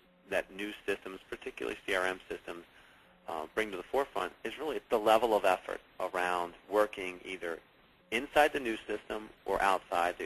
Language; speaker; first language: English; native; English